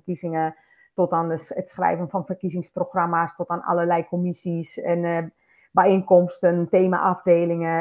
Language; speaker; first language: Dutch; non-native, fluent; Spanish